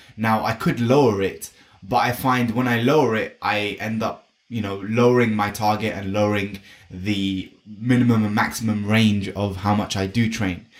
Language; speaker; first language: English; native; English